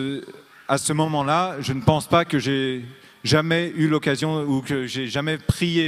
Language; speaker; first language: French; native; French